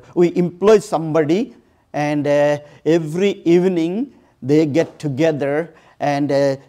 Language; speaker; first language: English; non-native, local second language; Odia